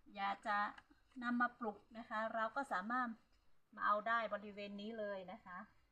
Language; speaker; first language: Thai; non-native, local second language; Hmong